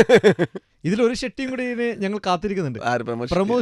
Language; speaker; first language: Malayalam; native; Malayalam